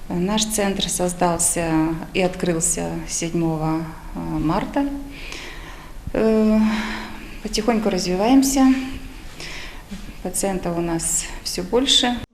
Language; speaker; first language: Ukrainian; non-native, local second language; Russian